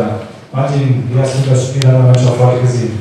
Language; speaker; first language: German; native; German